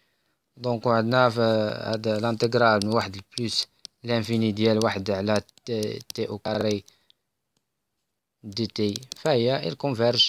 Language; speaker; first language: Arabic; native; Arabic